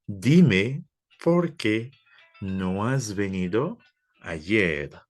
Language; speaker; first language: Spanish; non-native, fluent; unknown